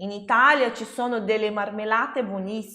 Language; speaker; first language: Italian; non-native, fluent; Portuguese